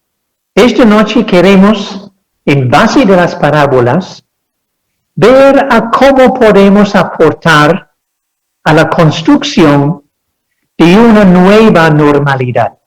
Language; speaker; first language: Spanish; non-native, fluent; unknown